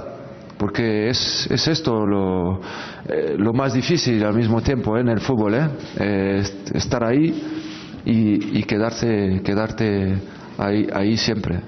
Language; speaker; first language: Spanish; non-native, fluent; French